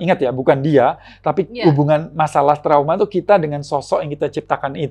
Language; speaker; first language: Indonesian; native; Indonesian